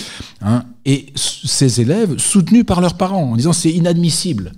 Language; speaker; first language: French; native; French